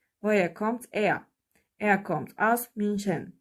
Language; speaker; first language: German; non-native, fluent; Turkish